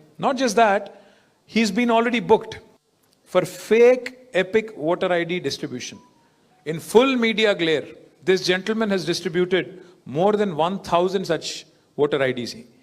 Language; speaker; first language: English; non-native, local second language; Telugu